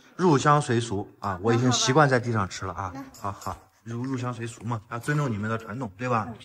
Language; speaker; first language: Chinese; native; Chinese